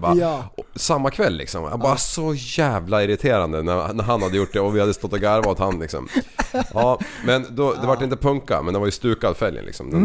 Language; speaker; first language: Swedish; native; Swedish